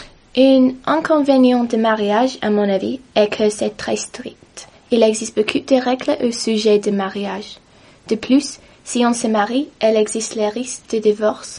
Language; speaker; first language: French; non-native, learner; English